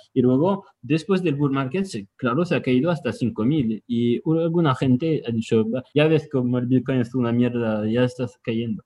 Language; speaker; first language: Spanish; non-native, fluent; French